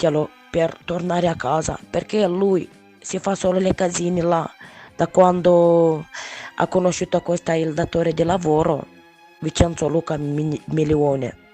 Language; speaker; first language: Italian; non-native, learner; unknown